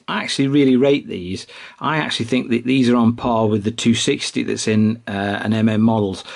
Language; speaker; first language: English; native; English